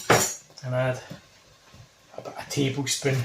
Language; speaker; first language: English; native; English